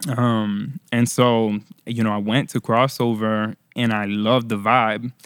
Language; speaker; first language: English; early bilingual, other home language; Spanish